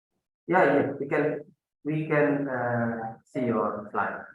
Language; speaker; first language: English; non-native, fluent; Indonesian